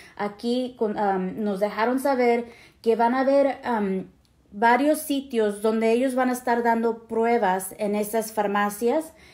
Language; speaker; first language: Spanish; early bilingual, heritage; Spanish